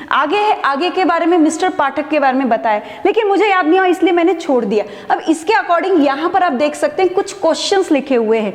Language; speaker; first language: Hindi; non-native, local second language; Marathi